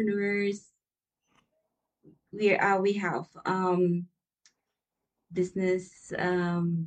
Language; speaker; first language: English; non-native, local second language; Cebuano